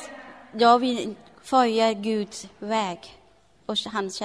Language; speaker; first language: Swedish; non-native, learner; Thai